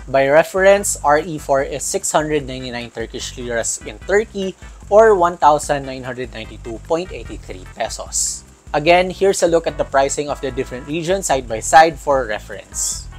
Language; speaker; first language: English; non-native, local second language; Filipino